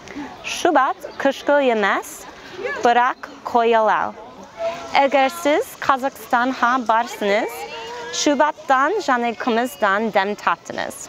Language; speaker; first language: Kazakh; non-native, learner; English